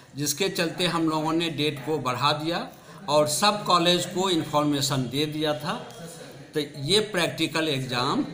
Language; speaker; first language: Hindi; native; Hindi